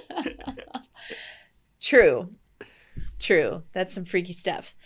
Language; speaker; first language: English; native; English